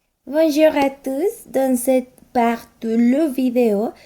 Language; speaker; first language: French; non-native, learner; Spanish